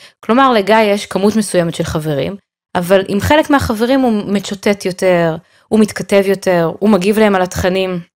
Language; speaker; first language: Hebrew; native; Hebrew